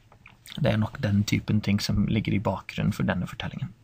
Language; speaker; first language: Norwegian; non-native, fluent; English